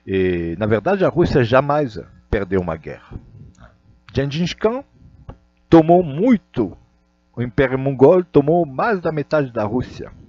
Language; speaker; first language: Portuguese; non-native, fluent; Russian